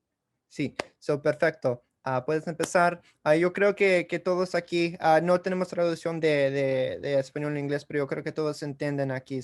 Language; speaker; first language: Spanish; early bilingual, heritage; English